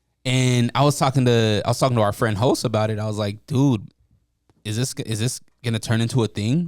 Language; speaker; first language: English; native; English